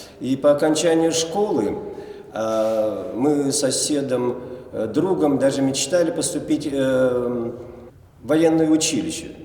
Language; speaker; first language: Russian; non-native, local second language; Chuvash